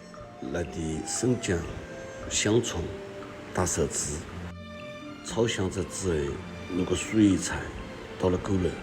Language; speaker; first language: Chinese; non-native, local second language; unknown